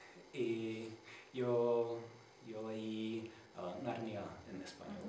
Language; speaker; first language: Spanish; non-native, learner; Czech